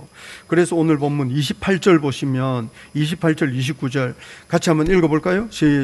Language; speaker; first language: Korean; native; Korean